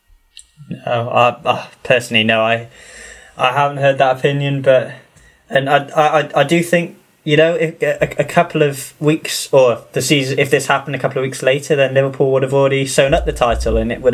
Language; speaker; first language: English; native; English